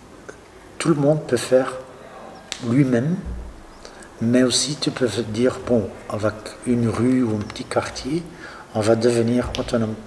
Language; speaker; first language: French; non-native, local second language; Dutch